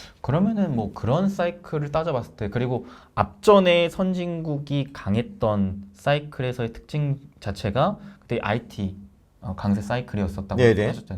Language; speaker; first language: Korean; native; Korean